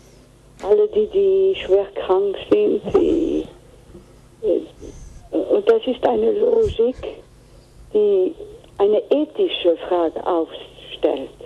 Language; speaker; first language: German; non-native, fluent; Greek